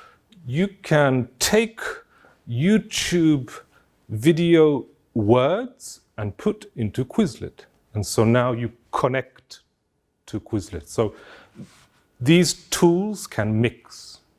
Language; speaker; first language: English; non-native, fluent; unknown